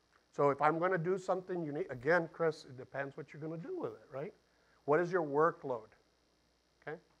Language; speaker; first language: English; early bilingual, other home language; Spanish